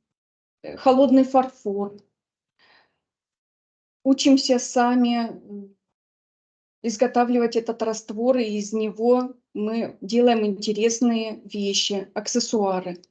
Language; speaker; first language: Russian; native; Russian